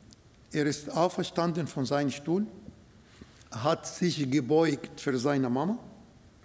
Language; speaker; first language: German; non-native, fluent; Arabic